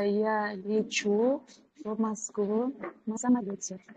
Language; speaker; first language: Russian; non-native, learner; Uzbek